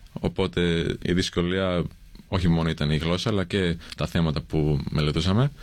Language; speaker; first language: Greek; early bilingual, heritage; English